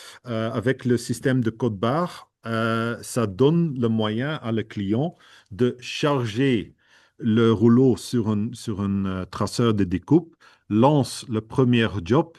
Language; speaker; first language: French; non-native, fluent; Dutch